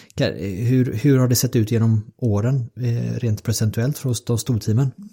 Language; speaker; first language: Swedish; native; Swedish